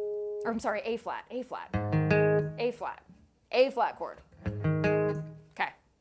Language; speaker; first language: English; native; English